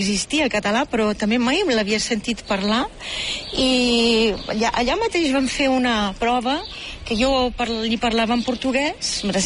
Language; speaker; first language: Catalan; non-native, fluent; Portuguese